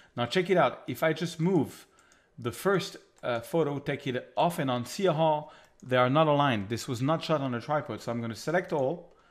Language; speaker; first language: English; non-native, fluent; French